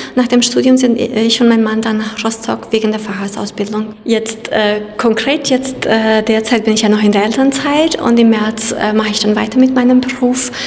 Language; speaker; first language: German; non-native, fluent; Albanian